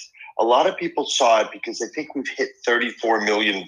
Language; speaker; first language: English; early bilingual, other home language; Spanish